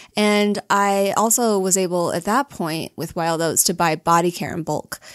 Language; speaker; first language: English; native; English